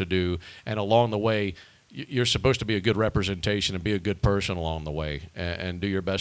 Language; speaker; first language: English; native; English